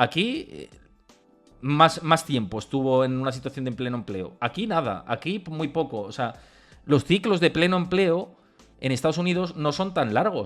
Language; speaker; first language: Spanish; native; Spanish